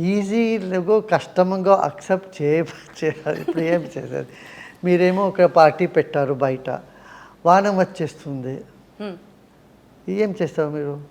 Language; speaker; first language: Telugu; non-native, local second language; Tamil